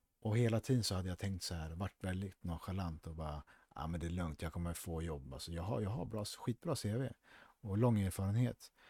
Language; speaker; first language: Swedish; early bilingual, other home language; Spanish